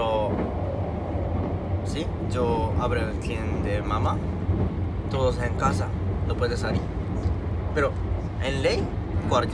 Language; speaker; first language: Spanish; non-native, learner; Japanese